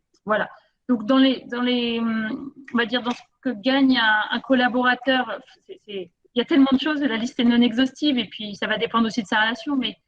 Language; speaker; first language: French; native; French